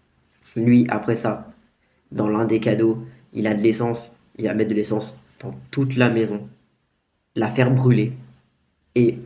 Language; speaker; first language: French; native; French